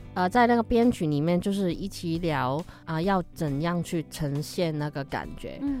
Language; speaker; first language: Chinese; non-native, local second language; Cantonese